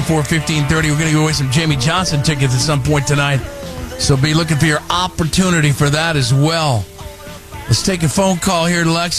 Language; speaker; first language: English; native; English